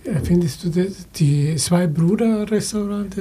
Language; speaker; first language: German; non-native, fluent; Spanish